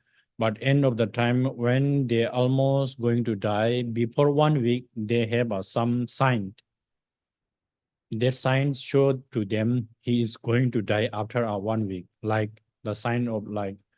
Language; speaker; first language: English; non-native, fluent; Tibetan